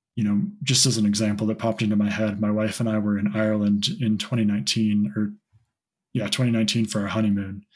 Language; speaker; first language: English; native; English